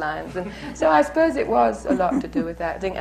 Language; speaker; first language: English; native; English